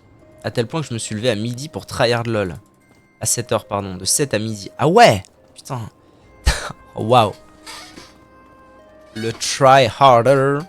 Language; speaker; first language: French; native; French